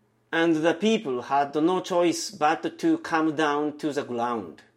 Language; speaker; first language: English; non-native, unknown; Japanese